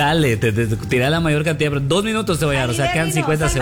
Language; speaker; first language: Spanish; native; Spanish